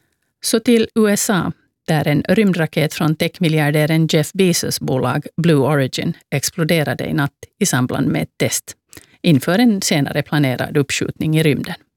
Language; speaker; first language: Swedish; native; Swedish